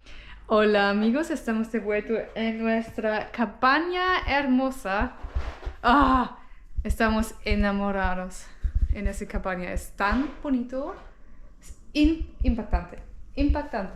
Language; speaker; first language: Spanish; non-native, fluent; German